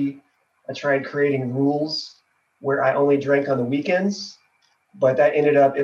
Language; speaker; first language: English; native; English